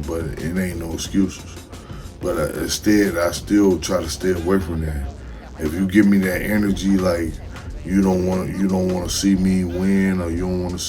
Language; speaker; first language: English; native; English